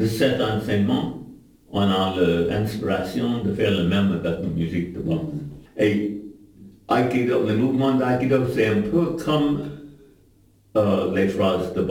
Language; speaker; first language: French; non-native, learner; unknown